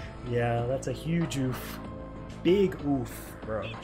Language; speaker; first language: English; native; English